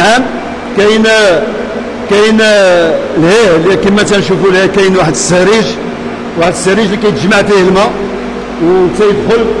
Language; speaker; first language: Arabic; native; Arabic